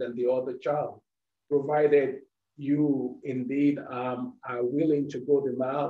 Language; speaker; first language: English; non-native, local second language; Yoruba